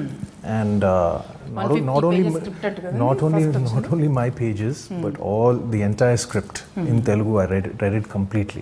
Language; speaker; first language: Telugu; non-native, fluent; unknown